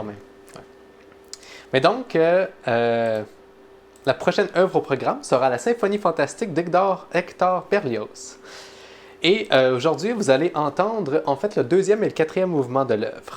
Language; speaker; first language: French; native; French